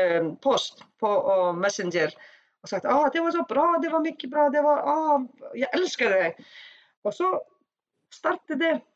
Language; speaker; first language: Swedish; non-native, learner; Icelandic